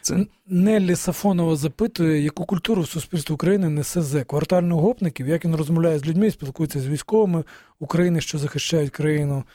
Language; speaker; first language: Ukrainian; native; Ukrainian